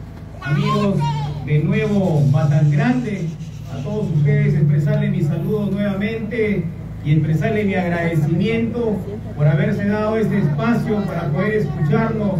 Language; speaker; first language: Spanish; native; Spanish